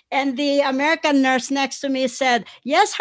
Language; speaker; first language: English; non-native, local second language; Pampanga